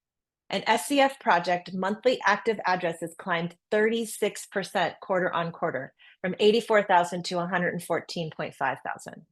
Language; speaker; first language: English; native; English